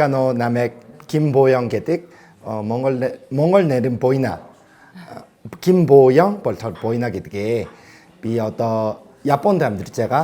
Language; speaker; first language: Mongolian; non-native, fluent; Korean